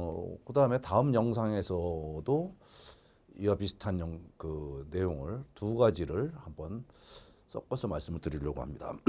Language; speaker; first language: Korean; native; Korean